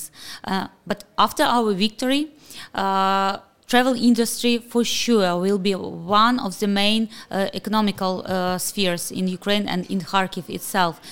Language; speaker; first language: English; non-native, fluent; Ukrainian